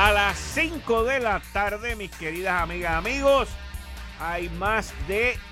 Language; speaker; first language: Spanish; native; Spanish